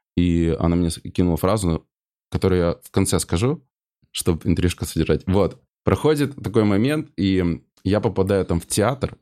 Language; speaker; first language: Russian; native; Russian